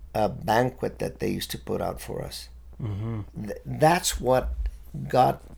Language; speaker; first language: English; early bilingual, other home language; Spanish